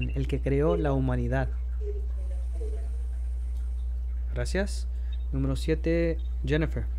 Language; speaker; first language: Spanish; early bilingual, heritage; Spanish